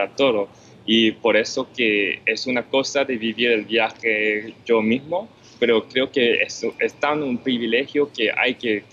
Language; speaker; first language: Spanish; non-native, fluent; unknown